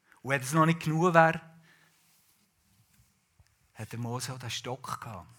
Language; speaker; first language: German; native; German